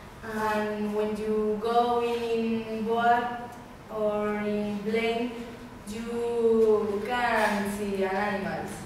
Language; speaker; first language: English; non-native, learner; Spanish